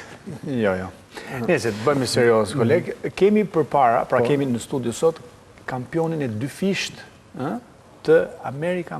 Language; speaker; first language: Albanian; native; Albanian